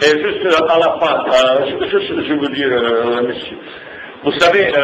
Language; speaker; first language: French; non-native, fluent; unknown